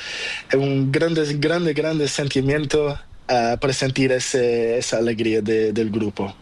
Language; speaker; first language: Spanish; non-native, learner; Portuguese